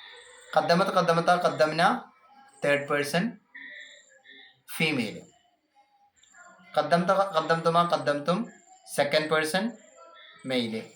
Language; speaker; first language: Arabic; non-native, learner; Malayalam